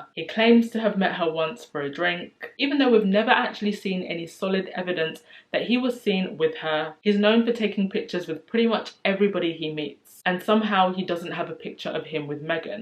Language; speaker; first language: English; native; English